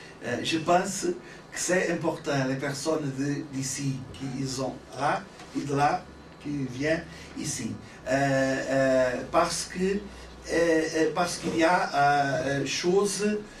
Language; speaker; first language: French; non-native, learner; Portuguese